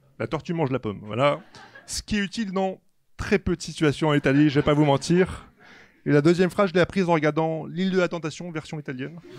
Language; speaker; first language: French; native; French